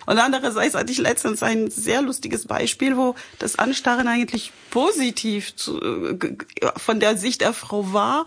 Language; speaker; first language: German; non-native, fluent; French